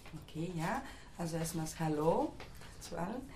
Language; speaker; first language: German; non-native, fluent; Greek